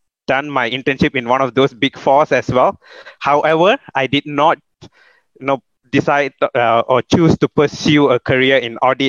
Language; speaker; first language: English; non-native, local second language; Malay